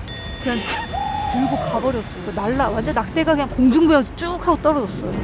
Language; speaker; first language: Korean; native; Korean